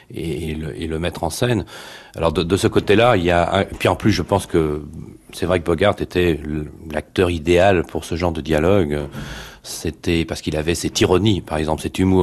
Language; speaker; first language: French; native; French